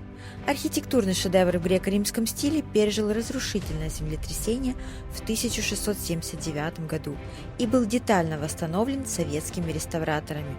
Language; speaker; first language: Russian; native; Russian